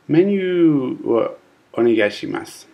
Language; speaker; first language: Japanese; non-native, learner; English